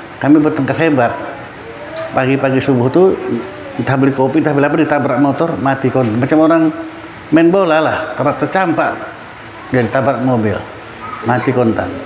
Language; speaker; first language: Indonesian; non-native, local second language; Minangkabau